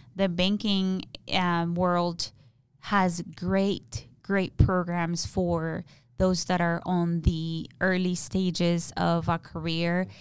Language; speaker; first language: English; non-native, fluent; Spanish